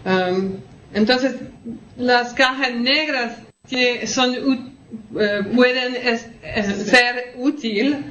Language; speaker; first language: Spanish; non-native, learner; French